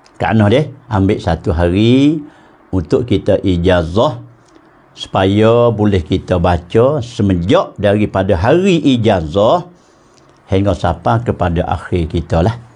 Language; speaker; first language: Malay; native; Malay